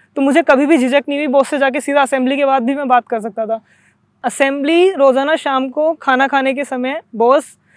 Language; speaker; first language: Hindi; native; Hindi